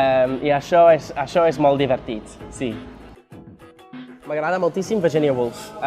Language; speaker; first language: Catalan; non-native, fluent; English